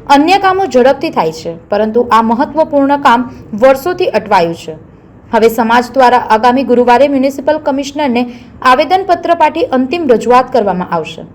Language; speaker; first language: Gujarati; native; Gujarati